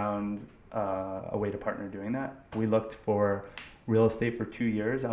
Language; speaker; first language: English; native; English